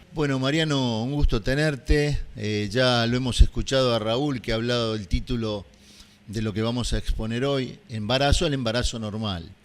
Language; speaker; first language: Spanish; native; Spanish